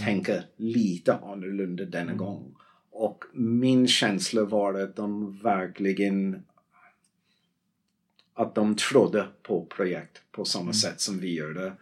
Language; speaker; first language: Swedish; non-native, fluent; English